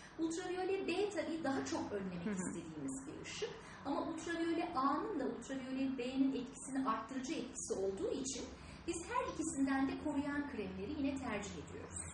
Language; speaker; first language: Turkish; native; Turkish